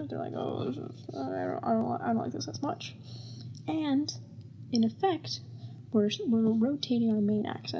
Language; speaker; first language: English; native; English